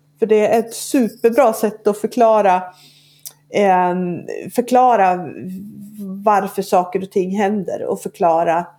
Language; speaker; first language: Swedish; native; Swedish